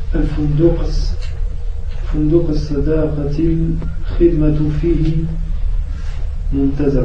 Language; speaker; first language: Arabic; non-native, learner; French